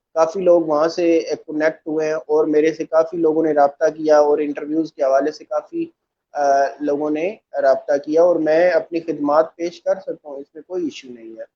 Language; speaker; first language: Urdu; non-native, local second language; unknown